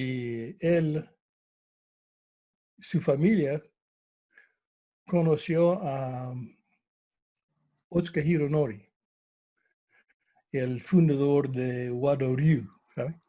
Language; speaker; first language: Spanish; non-native, fluent; English